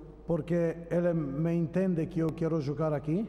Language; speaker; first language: Portuguese; non-native, fluent; Romanian